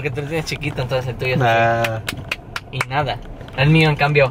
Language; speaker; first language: Spanish; non-native, fluent; English